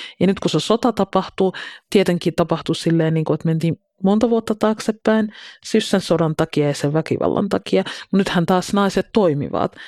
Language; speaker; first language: Finnish; early bilingual, other home language; Somali